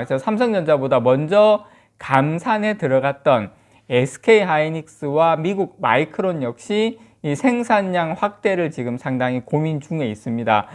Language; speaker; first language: Korean; native; Korean